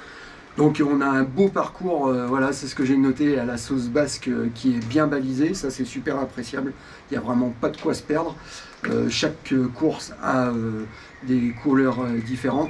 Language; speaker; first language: French; native; French